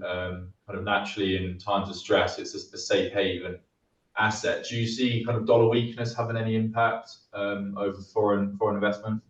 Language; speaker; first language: English; native; English